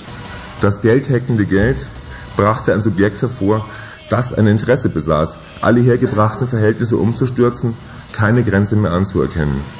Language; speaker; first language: German; native; German